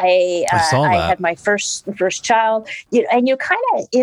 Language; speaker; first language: English; non-native, fluent; French